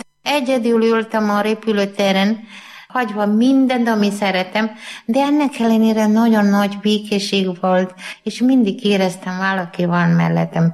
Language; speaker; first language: Hungarian; non-native, learner; Malayalam